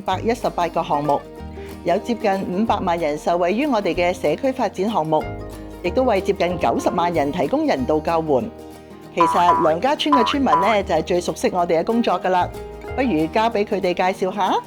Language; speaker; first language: Cantonese; native; Cantonese